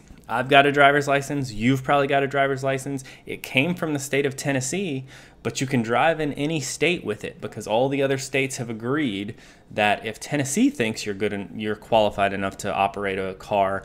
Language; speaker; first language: English; native; English